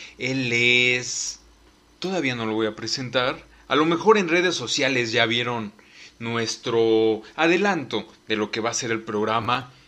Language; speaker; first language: Spanish; native; Spanish